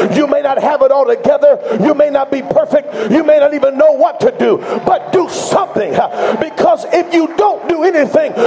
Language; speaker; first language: English; native; English